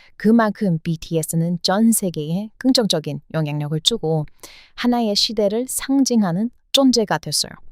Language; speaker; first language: Korean; non-native, fluent; English